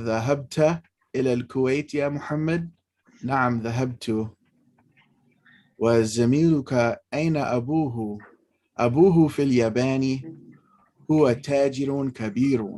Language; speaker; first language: Arabic; non-native, fluent; English